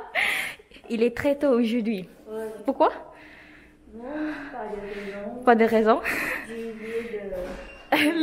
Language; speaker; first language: French; non-native, learner; Malay